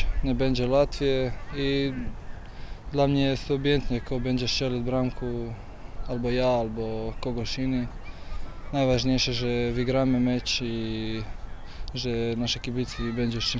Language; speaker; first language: Polish; non-native, learner; Croatian